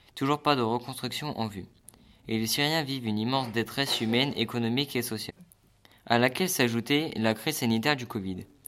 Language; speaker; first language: French; native; French